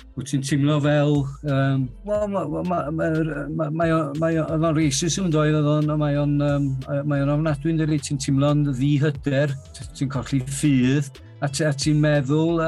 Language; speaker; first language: Welsh; non-native, local second language; English